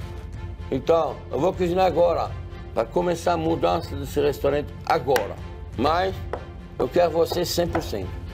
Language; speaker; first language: Portuguese; non-native, fluent; French